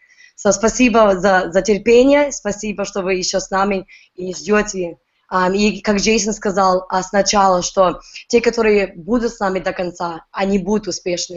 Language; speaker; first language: Russian; early bilingual, heritage; Russian